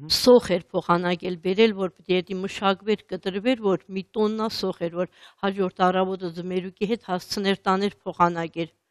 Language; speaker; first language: Armenian; native; Armenian